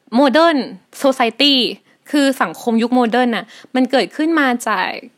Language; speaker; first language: Thai; native; Thai